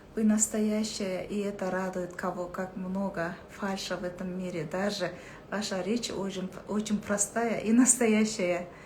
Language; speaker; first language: Russian; non-native, local second language; Kazakh